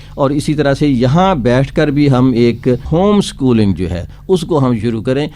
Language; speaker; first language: Urdu; non-native, local second language; Punjabi